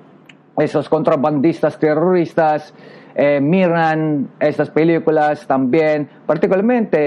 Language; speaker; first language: Spanish; non-native, learner; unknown